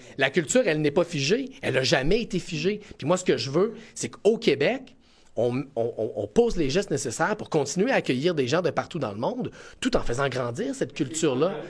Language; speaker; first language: French; native; French